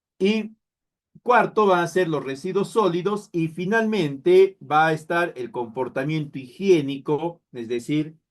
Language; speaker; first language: Spanish; native; Spanish